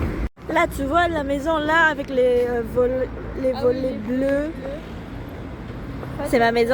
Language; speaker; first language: French; non-native, learner; Indonesian